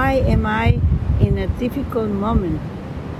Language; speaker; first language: English; non-native, fluent; Spanish